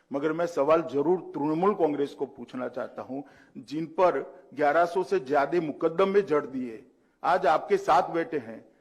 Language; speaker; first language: Hindi; non-native, local second language; Gujarati